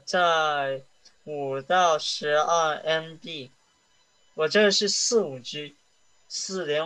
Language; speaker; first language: Chinese; early bilingual, heritage; Chinese